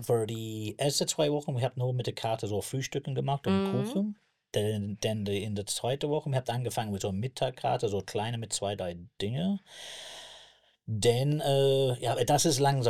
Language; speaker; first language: German; non-native, learner; English